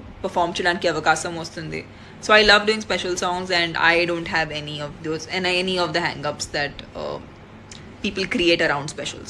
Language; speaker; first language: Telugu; non-native, fluent; Hindi